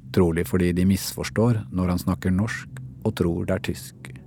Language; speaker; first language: Norwegian; native; Norwegian